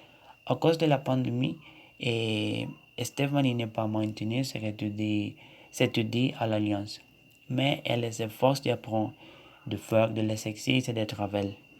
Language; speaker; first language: French; non-native, learner; Spanish